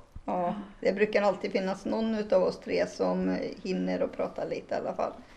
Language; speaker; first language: Swedish; native; Swedish